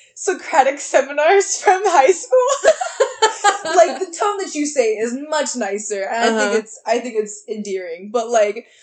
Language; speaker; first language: English; native; English